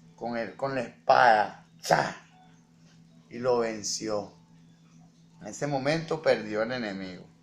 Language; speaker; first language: Spanish; native; Spanish